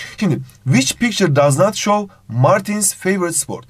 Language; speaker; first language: English; non-native, fluent; Turkish